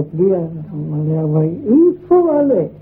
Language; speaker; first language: French; non-native, learner; Vietnamese